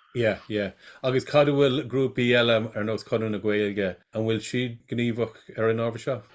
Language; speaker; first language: Irish; non-native, local second language; English